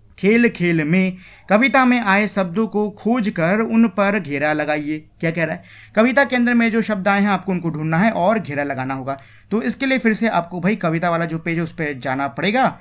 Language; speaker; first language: Hindi; native; Hindi